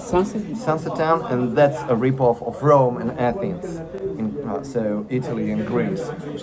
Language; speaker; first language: English; non-native, fluent; Slovak